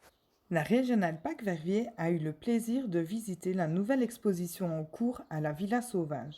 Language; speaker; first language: French; native; French